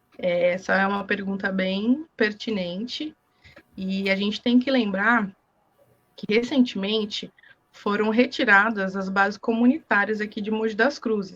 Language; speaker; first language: Portuguese; native; Portuguese